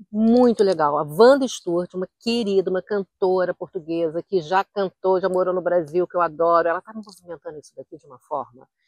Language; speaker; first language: Portuguese; native; Portuguese